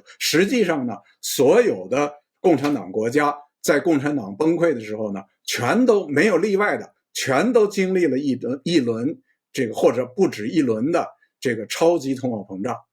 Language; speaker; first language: Chinese; native; Chinese